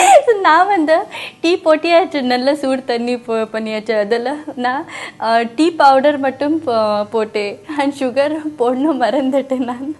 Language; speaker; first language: Tamil; non-native, learner; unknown